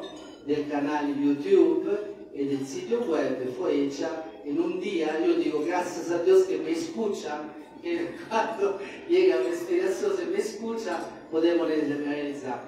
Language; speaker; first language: Spanish; non-native, fluent; Italian